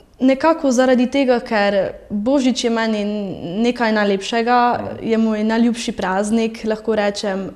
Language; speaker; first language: Slovenian; early bilingual, other home language; French